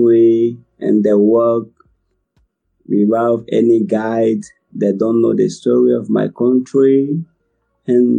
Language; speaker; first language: English; non-native, learner; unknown